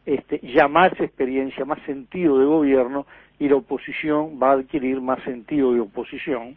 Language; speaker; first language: Spanish; native; Spanish